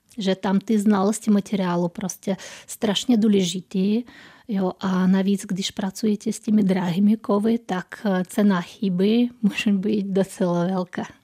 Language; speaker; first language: Czech; non-native, fluent; Russian